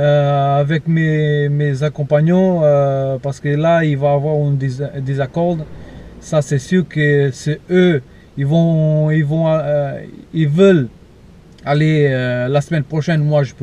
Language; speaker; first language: French; non-native, fluent; Portuguese